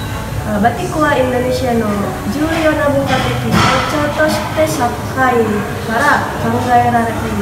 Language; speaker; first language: Japanese; non-native, learner; Indonesian